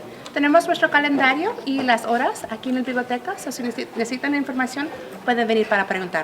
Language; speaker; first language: Spanish; early bilingual, heritage; Spanish